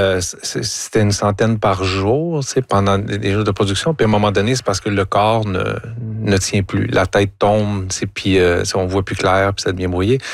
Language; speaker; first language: French; native; French